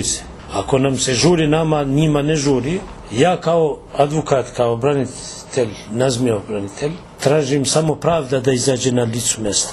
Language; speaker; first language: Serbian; non-native, local second language; Albanian